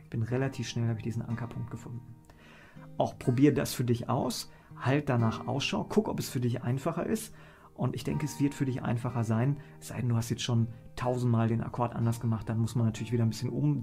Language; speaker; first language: German; native; German